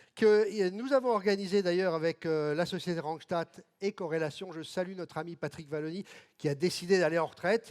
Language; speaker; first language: French; native; French